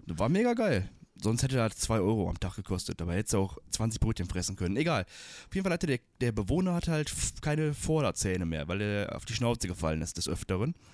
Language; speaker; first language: German; early bilingual, other home language; Turkish